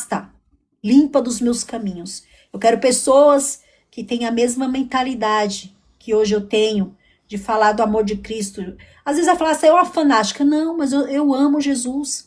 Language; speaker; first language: Portuguese; native; Portuguese